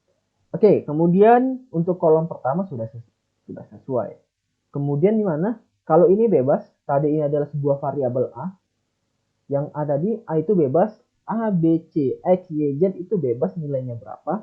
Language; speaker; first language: Indonesian; native; Indonesian